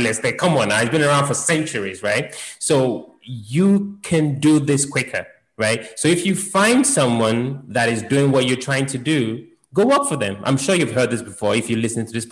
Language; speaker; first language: English; native; English